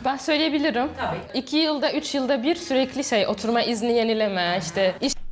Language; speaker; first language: Turkish; non-native, fluent; Arabic